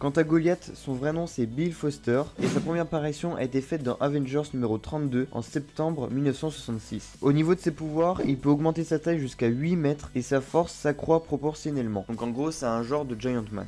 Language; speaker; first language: French; native; French